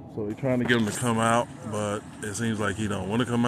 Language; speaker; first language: English; native; English